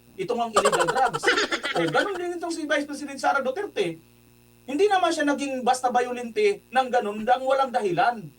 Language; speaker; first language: Filipino; non-native, local second language; Waray